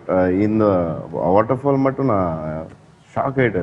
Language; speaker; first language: Tamil; non-native, learner; Telugu